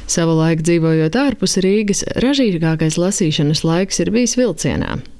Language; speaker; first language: Latvian; native; Latvian